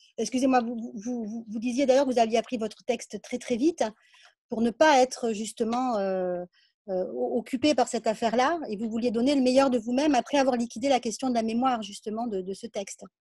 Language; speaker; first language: French; native; French